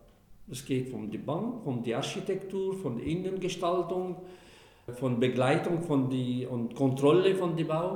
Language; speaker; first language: German; non-native, fluent; Arabic